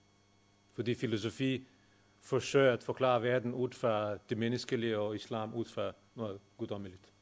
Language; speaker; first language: Danish; non-native, fluent; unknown